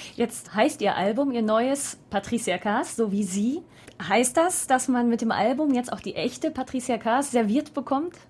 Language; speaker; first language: German; native; German